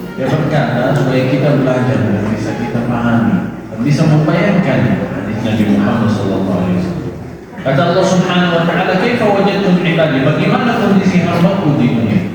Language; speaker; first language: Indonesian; non-native, fluent; Arabic